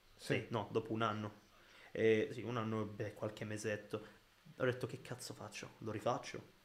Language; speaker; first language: Italian; early bilingual, other home language; Arabic